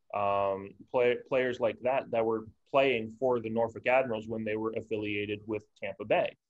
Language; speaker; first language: English; native; English